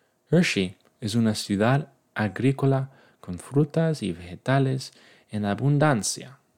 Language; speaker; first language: Spanish; non-native, learner; English